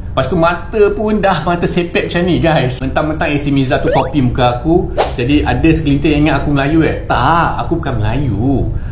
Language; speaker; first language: Malay; non-native, local second language; Chinese